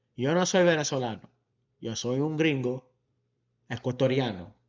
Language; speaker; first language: Spanish; early bilingual, heritage; Spanish